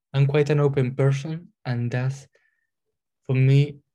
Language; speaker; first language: English; non-native, fluent; Spanish